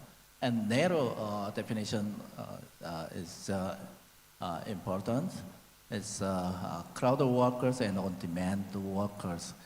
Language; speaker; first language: English; non-native, learner; Korean